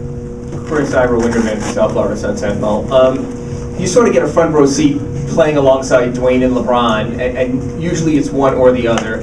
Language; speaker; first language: English; native; English